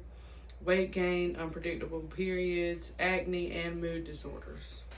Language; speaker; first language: English; native; English